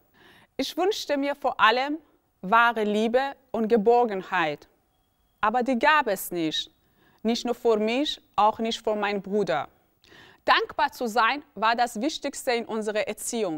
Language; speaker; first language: German; early bilingual, other home language; Persian